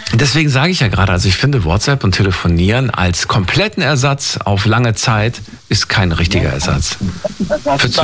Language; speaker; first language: German; native; German